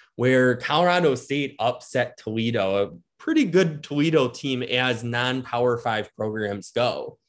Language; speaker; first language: English; native; English